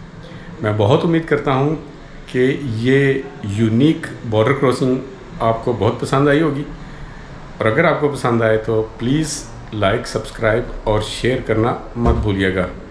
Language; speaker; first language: Hindi; native; Hindi